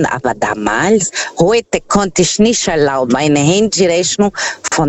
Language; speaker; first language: German; non-native, fluent; Portuguese